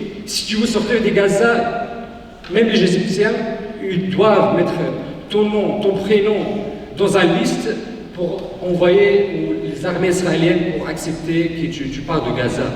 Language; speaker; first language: French; non-native, fluent; Arabic